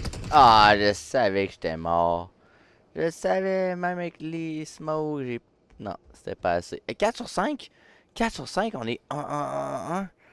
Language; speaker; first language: French; native; French